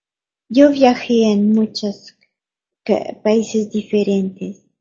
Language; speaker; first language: Spanish; non-native, learner; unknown